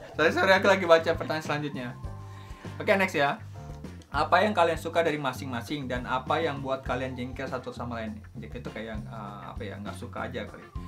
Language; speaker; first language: Indonesian; native; Indonesian